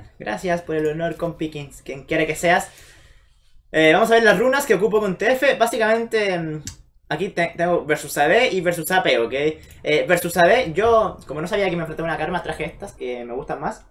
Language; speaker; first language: Spanish; native; Spanish